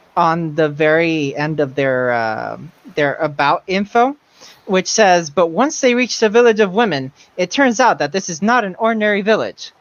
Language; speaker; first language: English; non-native, local second language; Spanish